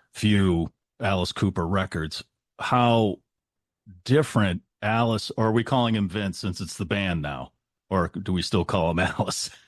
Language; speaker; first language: English; native; English